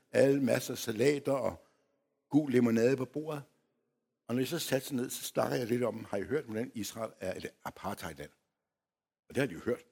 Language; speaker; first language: Danish; early bilingual, other home language; Polish